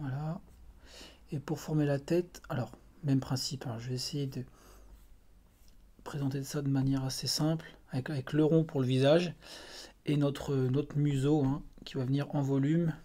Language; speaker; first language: French; native; French